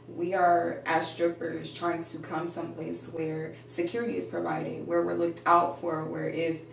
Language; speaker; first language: English; native; English